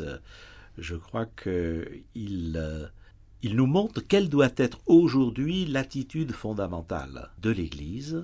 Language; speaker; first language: French; native; French